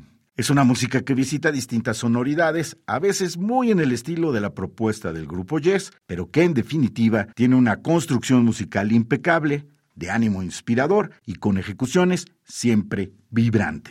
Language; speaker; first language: Spanish; native; Spanish